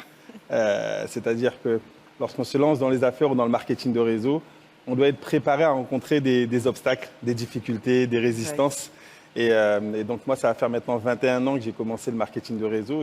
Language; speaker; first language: French; native; French